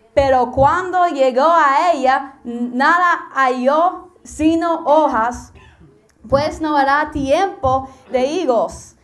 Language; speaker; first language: Spanish; non-native, learner; English